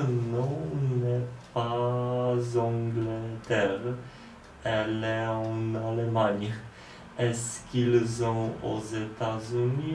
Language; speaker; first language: French; non-native, learner; Polish